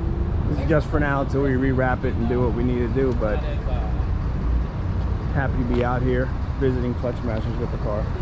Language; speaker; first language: English; native; English